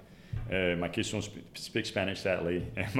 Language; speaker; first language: English; non-native, fluent; Spanish